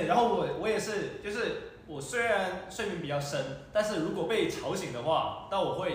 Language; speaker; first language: Chinese; native; Chinese